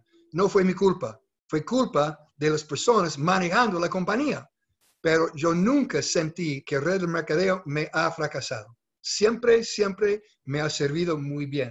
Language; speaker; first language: Spanish; non-native, fluent; English